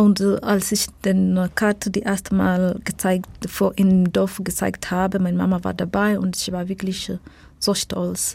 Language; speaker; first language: German; non-native, learner; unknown